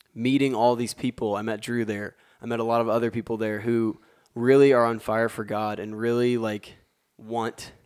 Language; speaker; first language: English; native; English